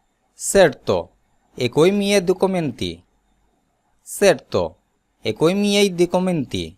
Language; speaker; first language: Italian; non-native, learner; Bangla